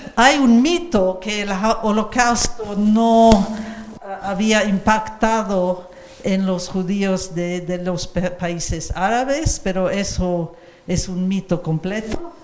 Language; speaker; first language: Spanish; non-native, fluent; English